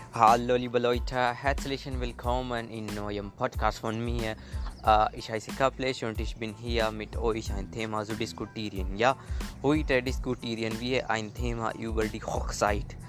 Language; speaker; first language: German; non-native, learner; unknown